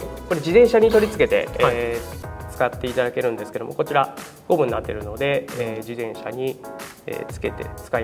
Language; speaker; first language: Japanese; native; Japanese